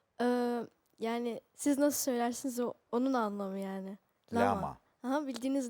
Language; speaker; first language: Turkish; non-native, local second language; Arabic